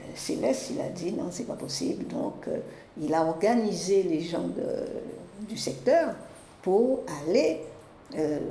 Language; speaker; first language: French; native; French